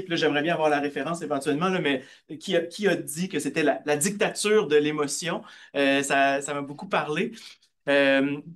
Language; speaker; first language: French; native; French